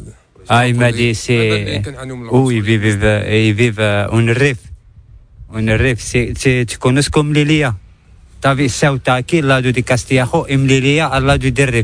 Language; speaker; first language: Spanish; non-native, learner; Arabic